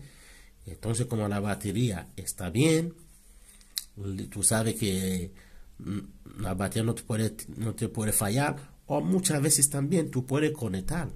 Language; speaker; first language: Spanish; non-native, learner; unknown